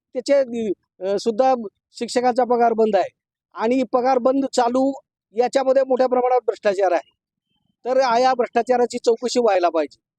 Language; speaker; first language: Marathi; native; Marathi